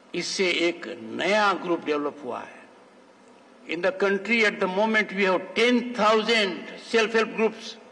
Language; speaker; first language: Hindi; native; Hindi